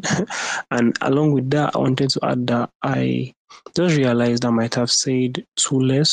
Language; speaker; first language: English; non-native, local second language; Hausa